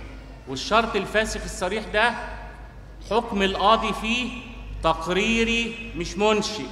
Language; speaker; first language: Arabic; native; Arabic